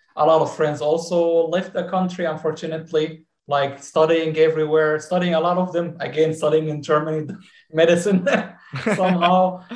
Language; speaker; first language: English; non-native, fluent; Arabic